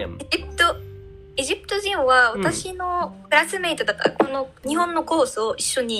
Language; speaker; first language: Japanese; non-native, learner; Arabic